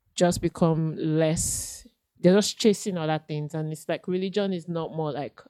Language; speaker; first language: English; non-native, local second language; Yoruba